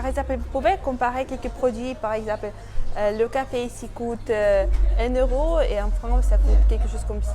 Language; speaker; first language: French; non-native, fluent; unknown